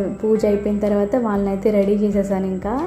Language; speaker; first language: Telugu; native; Telugu